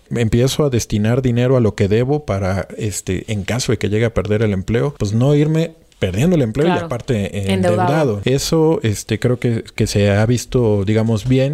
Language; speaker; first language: Spanish; native; Spanish